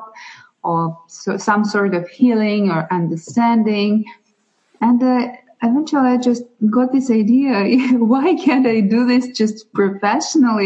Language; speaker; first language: English; non-native, fluent; Russian